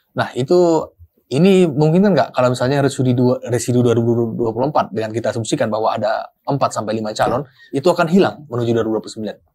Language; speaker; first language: Indonesian; native; Indonesian